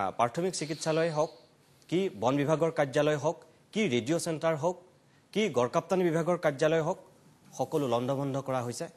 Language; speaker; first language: Assamese; native; Assamese